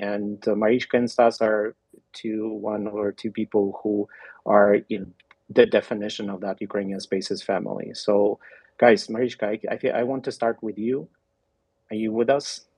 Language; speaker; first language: English; non-native, fluent; Ukrainian